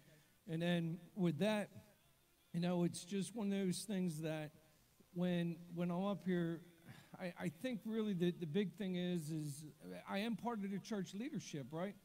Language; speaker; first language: English; native; English